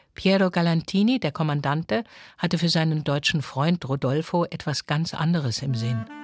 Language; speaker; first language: German; native; German